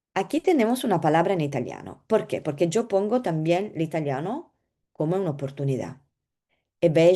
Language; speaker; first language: Spanish; non-native, learner; Italian